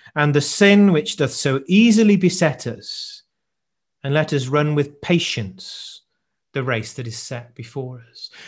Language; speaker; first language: English; native; English